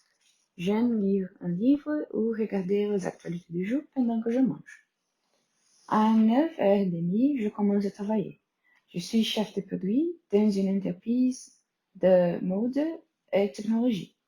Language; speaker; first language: French; non-native, learner; Portuguese